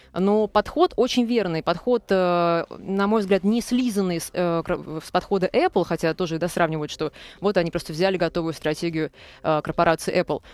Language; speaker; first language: Russian; native; Russian